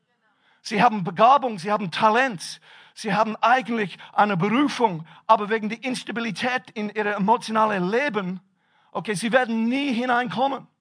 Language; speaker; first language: German; non-native, fluent; English